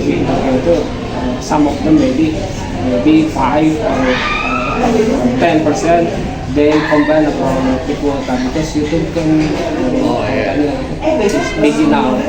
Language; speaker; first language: English; non-native, learner; Indonesian